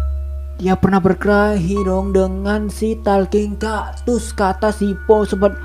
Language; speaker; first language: Indonesian; native; Indonesian